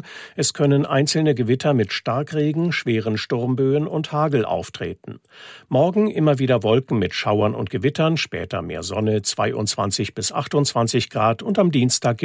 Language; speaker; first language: German; native; German